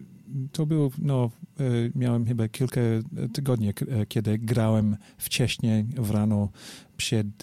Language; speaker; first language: Polish; non-native, learner; English